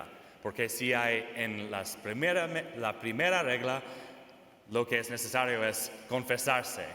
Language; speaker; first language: Spanish; non-native, fluent; English